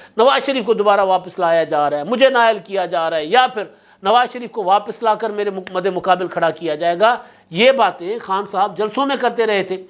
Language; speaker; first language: Urdu; non-native, local second language; Sindhi